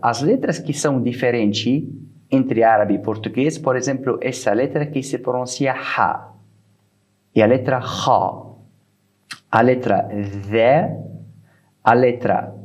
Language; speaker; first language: Portuguese; non-native, fluent; Arabic